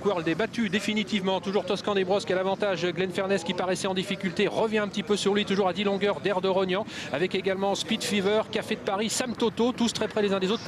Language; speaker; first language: French; native; French